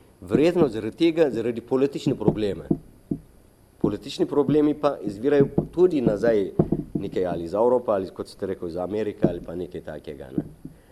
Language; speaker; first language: Slovenian; non-native, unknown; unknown